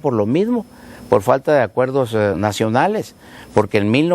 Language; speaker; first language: Spanish; native; Spanish